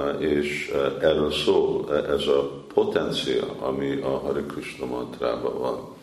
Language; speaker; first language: Hungarian; early bilingual, heritage; Hungarian